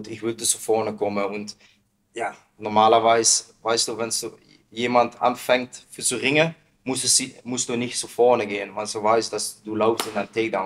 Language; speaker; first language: German; non-native, learner; Dutch